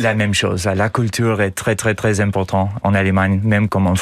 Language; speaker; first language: French; non-native, learner; English